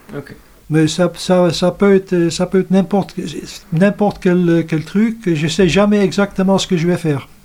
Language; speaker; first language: French; non-native, fluent; Dutch